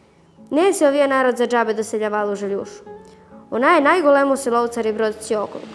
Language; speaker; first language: Serbian; native; Serbian